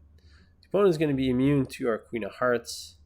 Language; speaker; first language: English; native; English